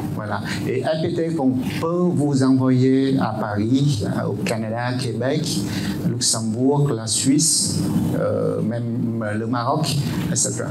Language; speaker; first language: French; non-native, fluent; Vietnamese